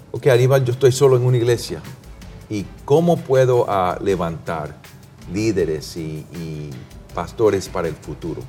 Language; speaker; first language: Spanish; non-native, fluent; English